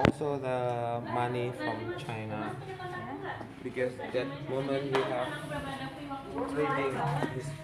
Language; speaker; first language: English; non-native, learner; Indonesian